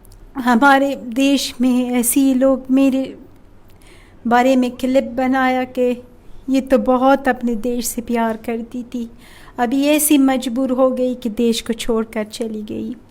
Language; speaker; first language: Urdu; non-native, fluent; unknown